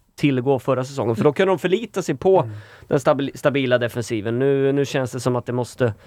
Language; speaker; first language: Swedish; native; Swedish